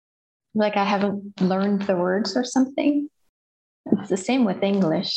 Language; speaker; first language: English; non-native, fluent; Dutch